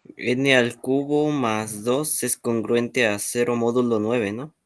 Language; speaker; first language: Spanish; native; Spanish